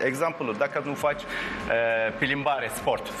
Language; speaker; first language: Romanian; non-native, learner; Turkish